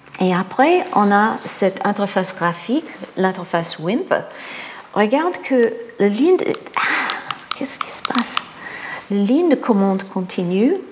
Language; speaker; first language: French; non-native, fluent; English